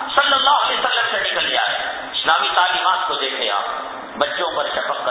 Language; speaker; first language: Urdu; native; Urdu